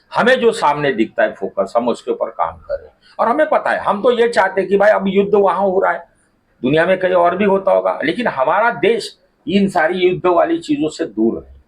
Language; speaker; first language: Hindi; non-native, local second language; Marathi